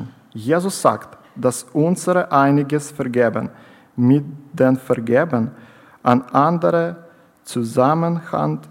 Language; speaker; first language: German; non-native, learner; Ukrainian